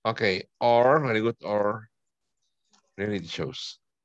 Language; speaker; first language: English; non-native, fluent; Spanish